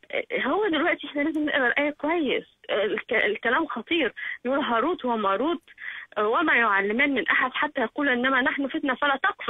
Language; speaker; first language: Arabic; native; Arabic